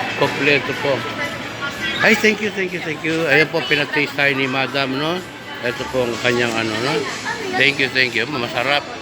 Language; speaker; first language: Filipino; non-native, local second language; Pampanga